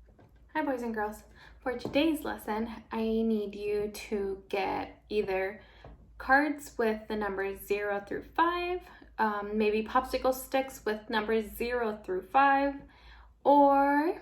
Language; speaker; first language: English; native; English